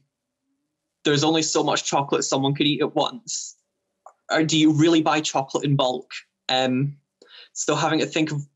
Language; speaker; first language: English; native; English